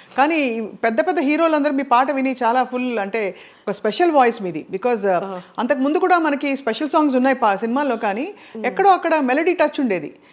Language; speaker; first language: Telugu; native; Telugu